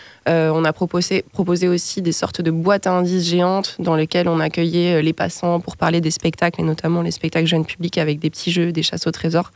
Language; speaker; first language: French; native; French